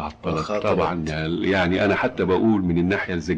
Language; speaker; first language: Arabic; native; Arabic